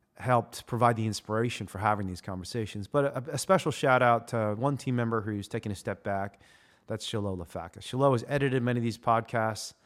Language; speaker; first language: English; native; English